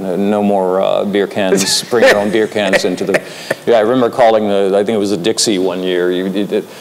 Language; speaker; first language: English; native; English